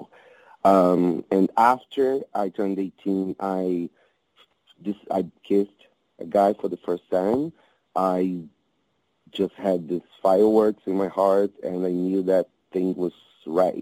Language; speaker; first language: English; non-native, fluent; Portuguese